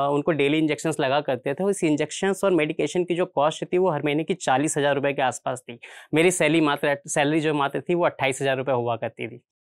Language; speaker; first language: Hindi; native; Hindi